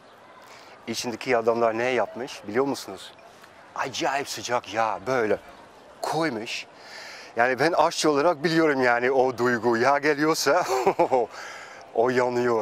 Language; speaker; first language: Turkish; non-native, fluent; Dutch